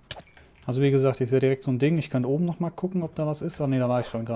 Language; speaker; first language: German; native; German